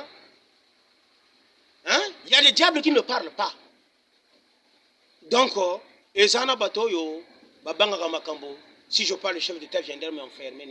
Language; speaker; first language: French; non-native, local second language; Lingala